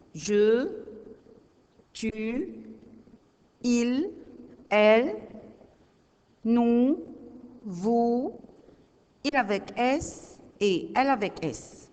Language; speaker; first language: French; non-native, learner; Arabic